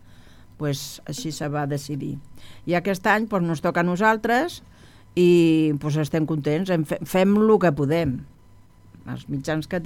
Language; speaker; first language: Catalan; non-native, local second language; Spanish